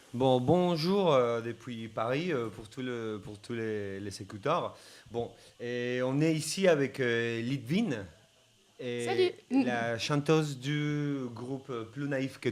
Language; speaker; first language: French; non-native, fluent; Spanish